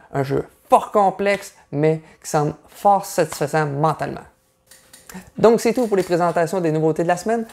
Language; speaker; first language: French; native; French